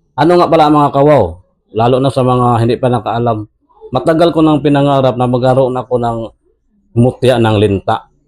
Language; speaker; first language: Filipino; non-native, local second language; Cebuano